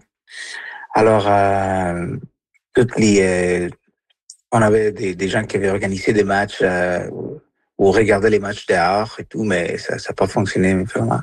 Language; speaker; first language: French; non-native, fluent; Spanish